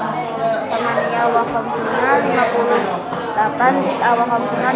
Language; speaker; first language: Arabic; non-native, learner; Indonesian